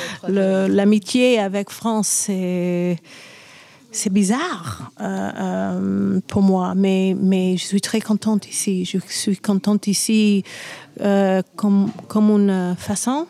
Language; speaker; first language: French; non-native, learner; English